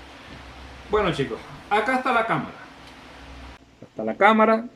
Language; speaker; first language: Spanish; native; Spanish